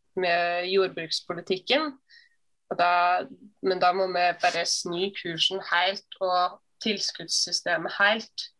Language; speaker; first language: Norwegian; native; Norwegian